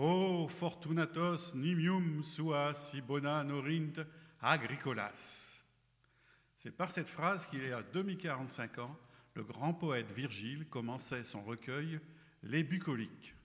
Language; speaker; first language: French; native; French